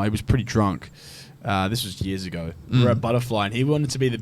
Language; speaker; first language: English; native; English